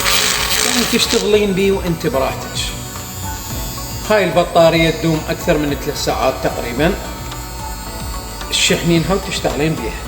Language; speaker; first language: Arabic; native; Arabic